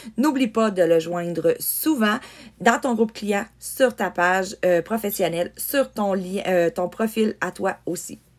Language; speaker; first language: French; native; French